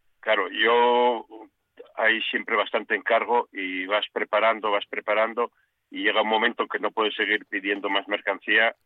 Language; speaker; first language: Spanish; native; Spanish